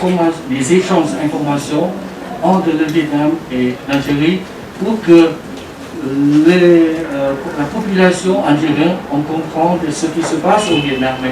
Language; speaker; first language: French; non-native, learner; Vietnamese